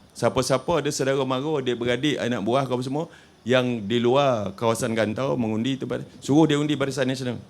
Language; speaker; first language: Malay; native; Malay